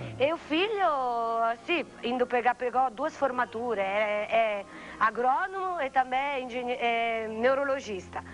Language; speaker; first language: Portuguese; non-native, fluent; Italian